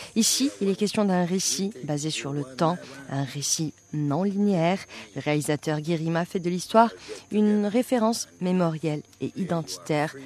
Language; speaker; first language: French; non-native, local second language; Arabic